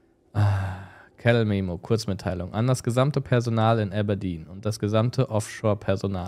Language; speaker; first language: German; native; German